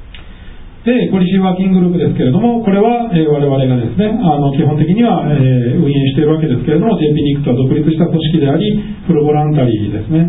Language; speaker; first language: Japanese; native; Japanese